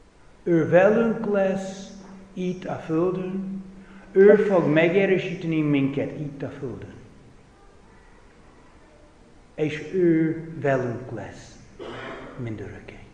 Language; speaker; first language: Hungarian; non-native, fluent; English